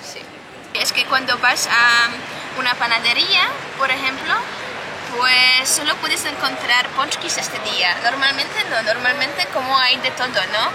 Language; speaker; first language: Spanish; non-native, fluent; Polish